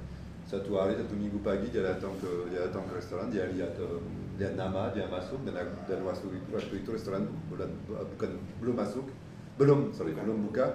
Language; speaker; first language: Indonesian; non-native, fluent; French